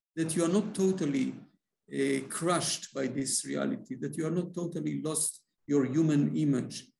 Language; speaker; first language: English; non-native, fluent; Hebrew